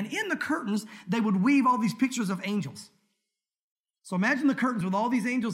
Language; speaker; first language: English; native; English